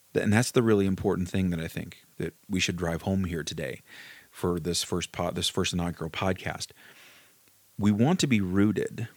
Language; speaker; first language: English; native; English